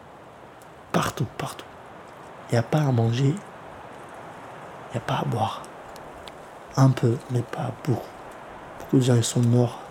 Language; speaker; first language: French; early bilingual, other home language; Kurdish